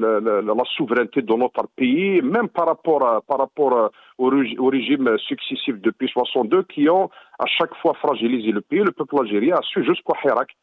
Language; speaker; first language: French; non-native, local second language; Arabic